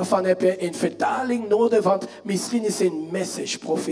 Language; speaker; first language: Dutch; non-native, fluent; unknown